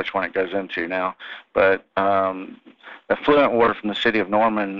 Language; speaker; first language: English; native; English